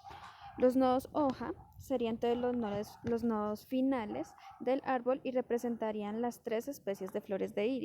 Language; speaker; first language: Spanish; native; Spanish